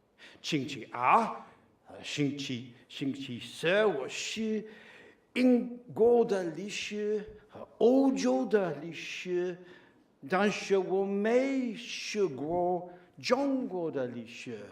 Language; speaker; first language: Chinese; non-native, learner; English